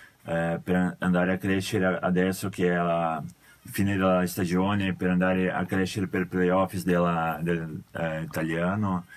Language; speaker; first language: Italian; non-native, fluent; Portuguese